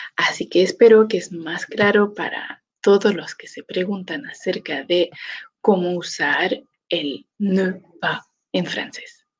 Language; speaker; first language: Spanish; non-native, fluent; French